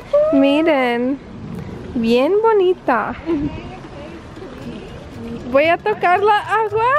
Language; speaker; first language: Spanish; early bilingual, heritage; Spanish